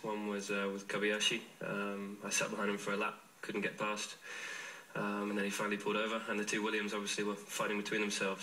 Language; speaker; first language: English; native; English